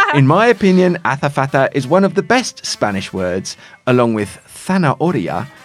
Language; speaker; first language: English; native; English